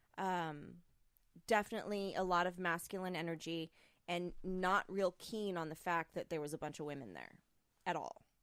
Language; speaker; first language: English; native; English